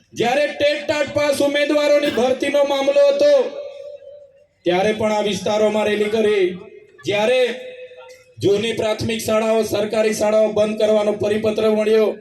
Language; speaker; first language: Gujarati; non-native, local second language; Vasavi